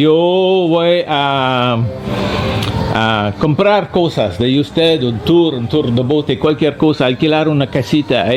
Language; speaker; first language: Spanish; non-native, learner; French